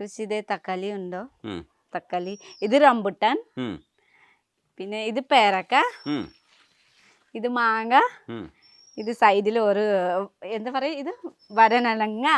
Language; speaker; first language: Malayalam; non-native, fluent; Nepali